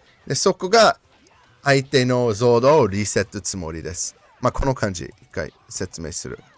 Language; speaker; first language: Japanese; non-native, learner; English